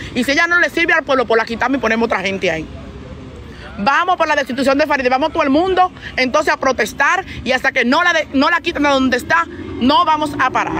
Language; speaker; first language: Spanish; native; Spanish